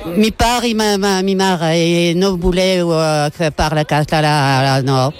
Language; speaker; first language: Catalan; non-native, local second language; French